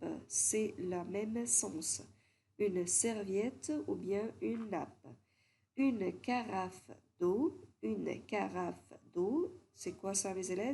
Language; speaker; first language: French; non-native, fluent; Arabic